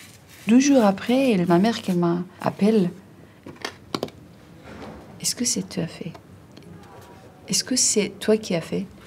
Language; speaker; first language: French; non-native, learner; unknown